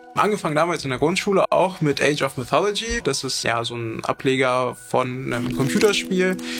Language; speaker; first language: German; early bilingual, other home language; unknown